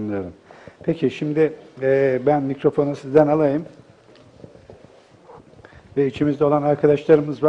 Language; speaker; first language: Turkish; native; Turkish